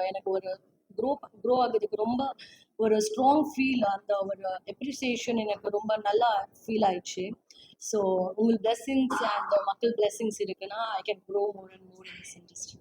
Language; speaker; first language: Tamil; non-native, fluent; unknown